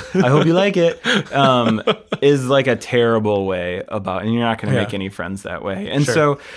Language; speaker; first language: English; native; English